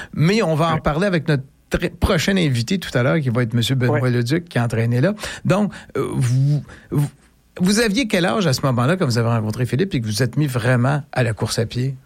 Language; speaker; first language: French; native; French